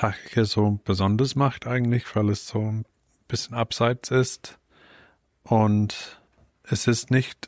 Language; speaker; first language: German; non-native, fluent; English